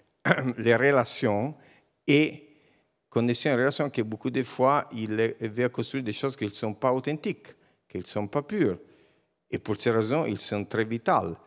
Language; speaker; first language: French; non-native, learner; Italian